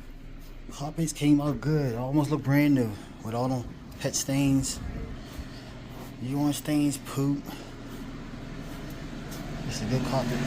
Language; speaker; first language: English; native; English